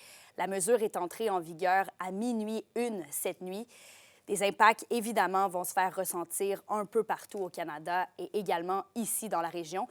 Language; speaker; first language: French; native; French